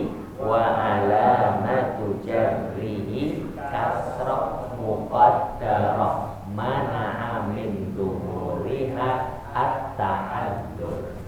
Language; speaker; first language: Arabic; non-native, fluent; Indonesian